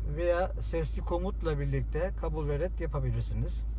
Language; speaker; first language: Turkish; native; Turkish